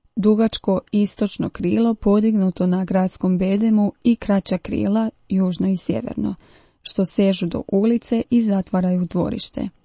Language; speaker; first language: Croatian; native; Croatian